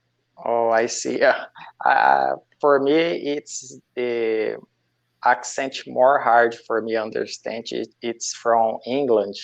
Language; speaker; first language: English; non-native, learner; Portuguese